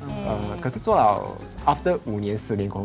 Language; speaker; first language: Chinese; native; Chinese